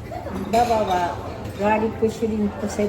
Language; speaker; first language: Japanese; native; Japanese